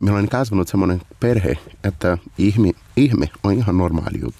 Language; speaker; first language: Finnish; non-native, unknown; Portuguese